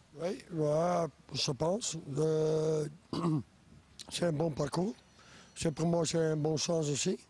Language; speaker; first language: French; non-native, local second language; Dutch